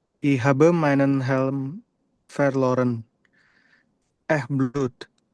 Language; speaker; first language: German; non-native, learner; Indonesian